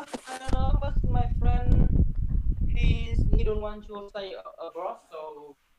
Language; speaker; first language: English; non-native, learner; Vietnamese